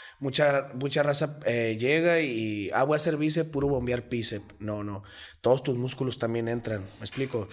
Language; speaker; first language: Spanish; native; Spanish